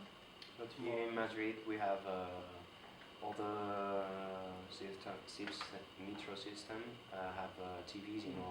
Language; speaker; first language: English; non-native, fluent; Spanish